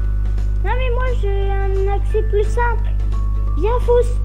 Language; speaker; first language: French; native; French